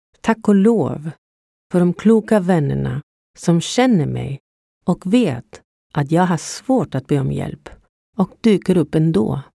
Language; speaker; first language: Swedish; non-native, fluent; Spanish